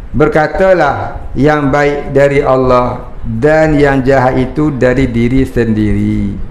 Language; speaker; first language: Malay; native; Malay